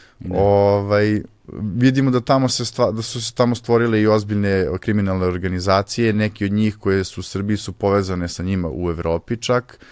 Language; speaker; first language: Serbian; native; Serbian